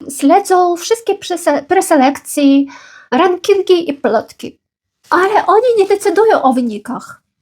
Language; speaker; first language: Polish; non-native, fluent; Ukrainian